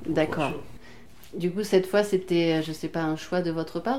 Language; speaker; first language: French; native; French